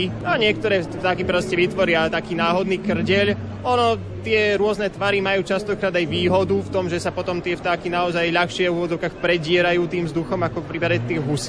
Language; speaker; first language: Slovak; native; Slovak